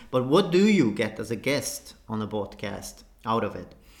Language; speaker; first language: English; non-native, fluent; Estonian